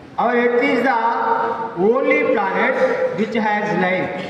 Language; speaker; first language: English; non-native, local second language; Telugu